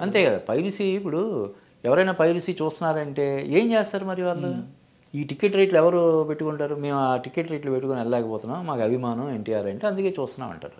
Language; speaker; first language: Telugu; native; Telugu